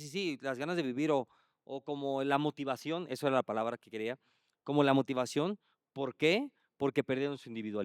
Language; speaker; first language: Spanish; native; Spanish